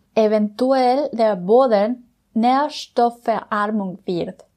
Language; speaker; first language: German; non-native, learner; Spanish